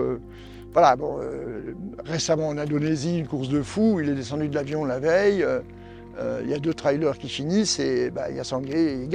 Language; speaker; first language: French; native; French